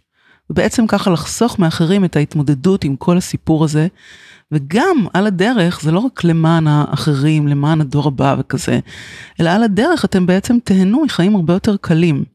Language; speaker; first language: Hebrew; native; Hebrew